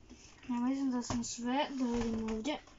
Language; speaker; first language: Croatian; early bilingual, heritage; Croatian